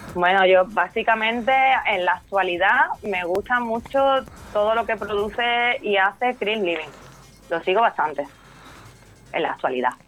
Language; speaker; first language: Spanish; native; Spanish